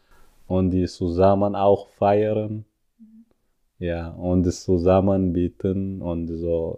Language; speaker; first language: German; non-native, learner; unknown